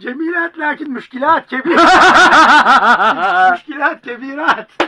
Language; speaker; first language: Arabic; non-native, learner; Turkish